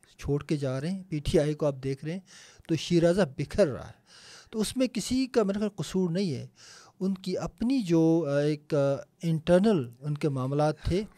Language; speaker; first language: Urdu; non-native, local second language; Punjabi